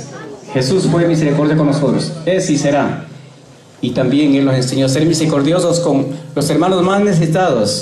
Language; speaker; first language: Spanish; native; Spanish